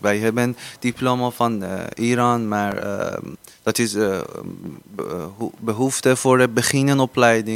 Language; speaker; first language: Dutch; non-native, learner; Persian